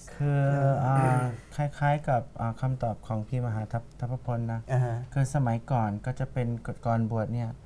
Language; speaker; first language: Thai; non-native, fluent; English